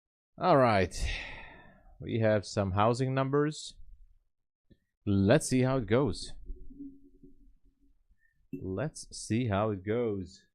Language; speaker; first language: English; non-native, fluent; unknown